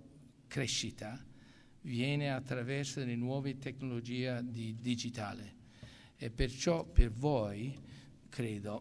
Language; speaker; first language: Italian; non-native, local second language; English